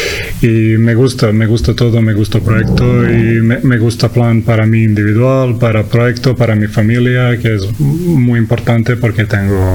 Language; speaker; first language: Spanish; non-native, learner; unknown